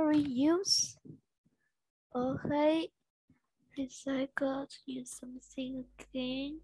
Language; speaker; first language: English; non-native, learner; Vietnamese